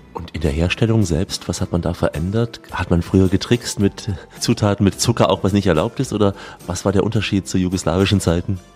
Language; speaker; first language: German; native; German